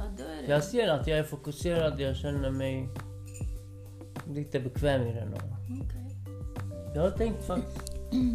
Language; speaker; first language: Swedish; non-native, fluent; Kurdish